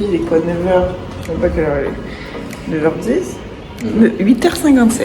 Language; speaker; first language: French; native; French